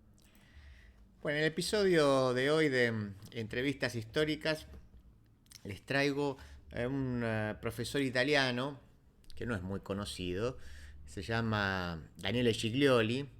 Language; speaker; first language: Spanish; native; Spanish